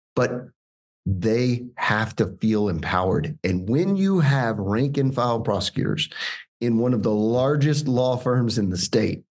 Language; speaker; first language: English; native; English